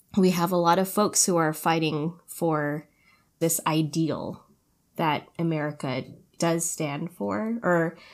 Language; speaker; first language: English; early bilingual, other home language; Filipino